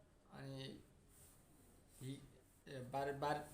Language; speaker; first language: English; non-native, learner; Nepali